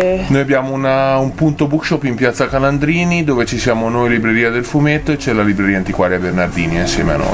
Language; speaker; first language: Italian; native; Italian